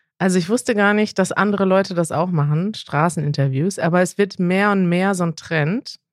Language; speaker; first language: German; native; German